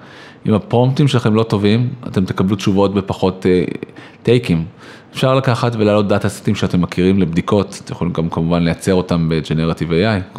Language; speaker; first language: Hebrew; native; Hebrew